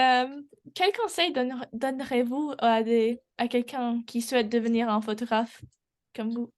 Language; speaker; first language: French; non-native, learner; English